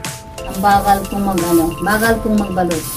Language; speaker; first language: Filipino; non-native, local second language; Cebuano